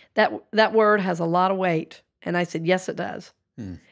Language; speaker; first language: English; native; English